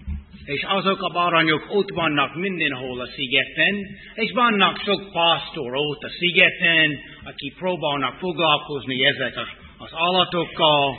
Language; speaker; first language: Hungarian; non-native, fluent; English